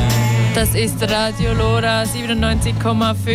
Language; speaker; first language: German; native; German